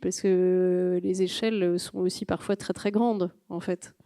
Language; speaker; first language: French; native; French